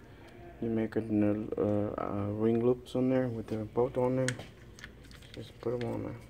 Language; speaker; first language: English; non-native, fluent; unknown